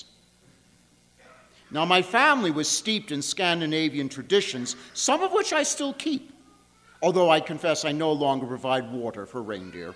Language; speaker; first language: English; native; English